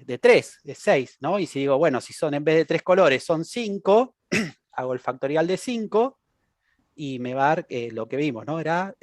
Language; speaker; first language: Spanish; native; Spanish